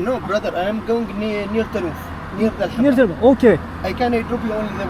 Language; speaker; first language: English; non-native, learner; Arabic